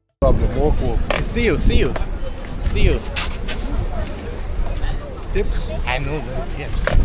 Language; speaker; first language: English; non-native, learner; Korean